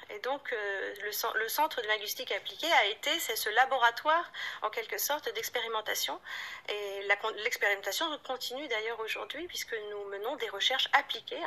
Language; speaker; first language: French; native; French